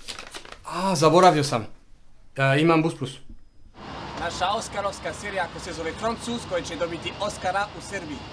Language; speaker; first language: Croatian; non-native, learner; French